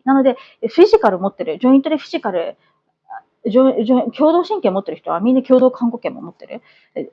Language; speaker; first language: Japanese; native; Japanese